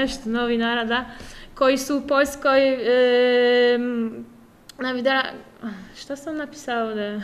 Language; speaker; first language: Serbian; non-native, fluent; Polish